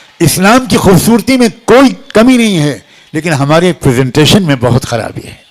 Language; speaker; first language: Urdu; native; Urdu